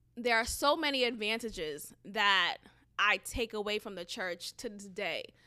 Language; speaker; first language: English; early bilingual, other home language; Haitian Creole